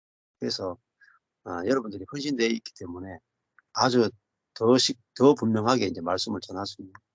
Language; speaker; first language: Korean; native; Korean